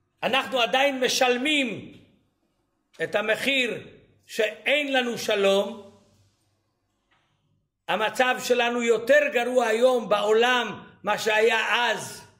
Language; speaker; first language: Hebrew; early bilingual, other home language; Ladino